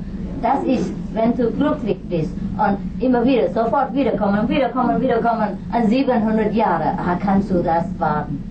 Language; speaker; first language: German; non-native, learner; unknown